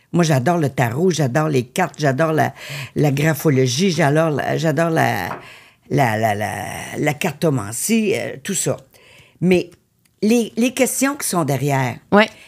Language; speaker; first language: French; native; French